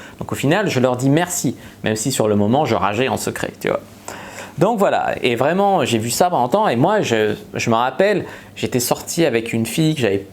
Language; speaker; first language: French; native; French